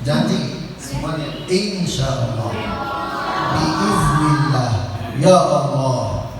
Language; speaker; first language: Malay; non-native, learner; Arabic